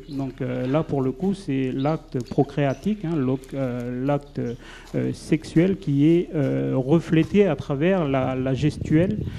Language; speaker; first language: French; non-native, local second language; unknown